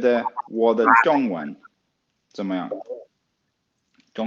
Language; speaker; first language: Chinese; non-native, learner; Swedish